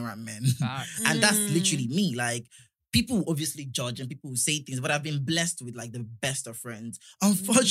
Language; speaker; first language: English; non-native, local second language; Yoruba